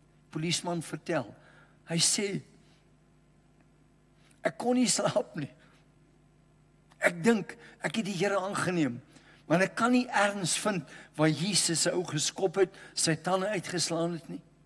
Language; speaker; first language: Afrikaans; non-native, local second language; English